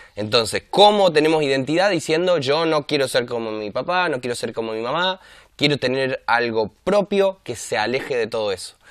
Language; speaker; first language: Spanish; native; Spanish